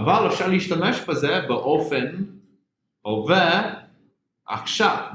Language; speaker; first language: Hebrew; non-native, fluent; English